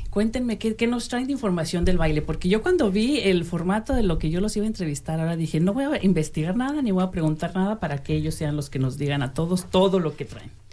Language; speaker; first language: Spanish; native; Spanish